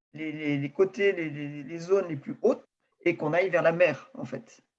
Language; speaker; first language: French; native; French